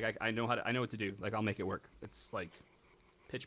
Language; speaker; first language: English; native; English